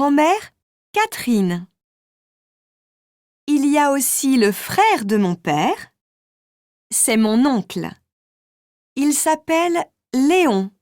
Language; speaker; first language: French; native; French